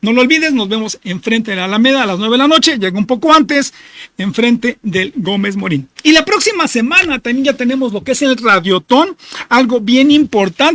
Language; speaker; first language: Spanish; native; Spanish